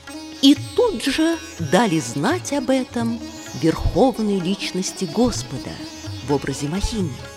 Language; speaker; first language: Russian; native; Russian